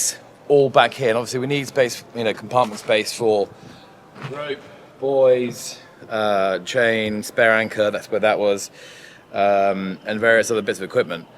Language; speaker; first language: English; native; English